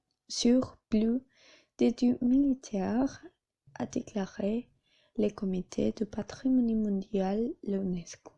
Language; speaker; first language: French; non-native, learner; Spanish